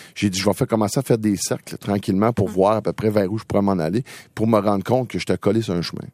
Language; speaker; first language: French; native; French